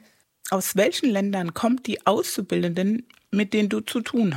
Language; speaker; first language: German; non-native, fluent; Spanish